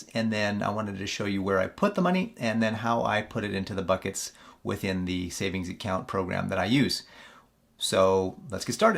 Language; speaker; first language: English; native; English